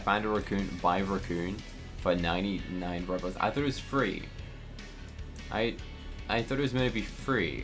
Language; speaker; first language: English; native; English